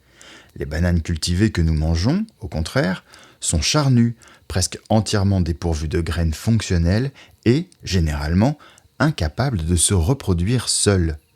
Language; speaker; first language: French; native; French